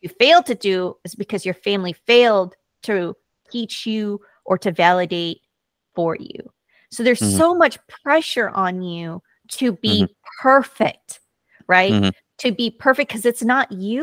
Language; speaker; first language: English; early bilingual, other home language; Korean